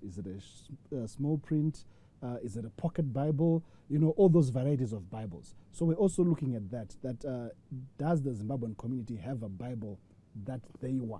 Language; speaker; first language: English; non-native, local second language; Shona